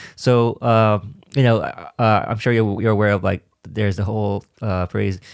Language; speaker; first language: English; native; English